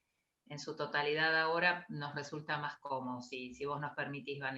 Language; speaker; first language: Spanish; native; Spanish